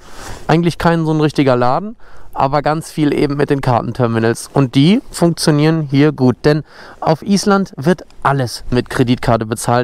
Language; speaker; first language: German; native; German